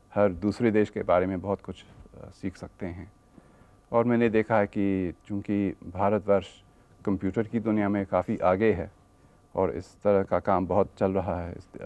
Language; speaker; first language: Hindi; non-native, fluent; English